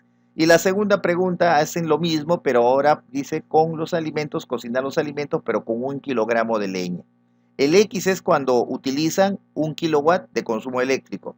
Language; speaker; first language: Spanish; native; Spanish